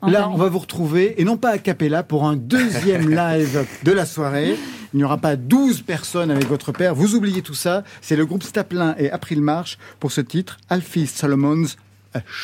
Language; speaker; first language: French; native; French